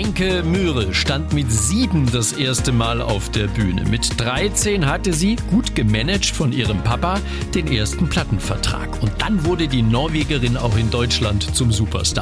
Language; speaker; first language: German; native; German